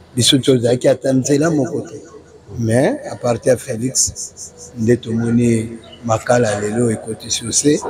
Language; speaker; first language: Lingala; native; Lingala